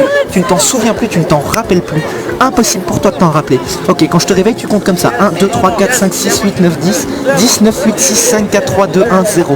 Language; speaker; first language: French; native; French